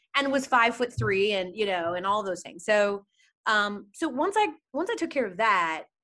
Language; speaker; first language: English; native; English